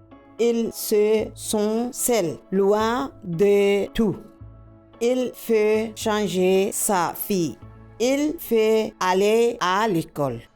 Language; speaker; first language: French; non-native, learner; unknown